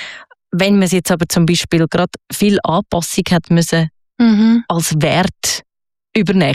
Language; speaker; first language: German; native; German